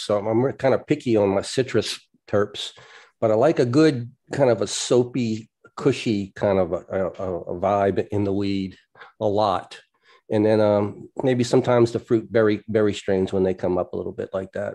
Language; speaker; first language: English; native; English